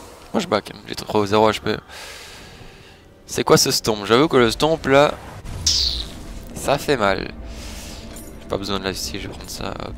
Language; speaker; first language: French; native; French